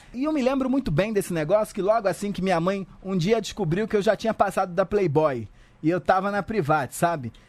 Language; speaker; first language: Portuguese; native; Portuguese